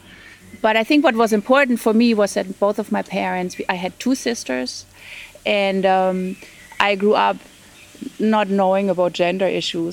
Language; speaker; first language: English; non-native, fluent; German